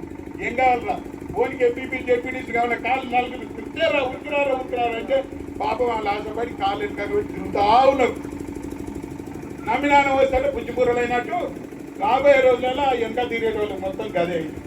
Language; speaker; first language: Telugu; native; Telugu